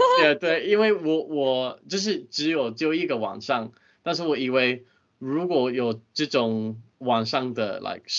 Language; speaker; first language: Chinese; non-native, fluent; English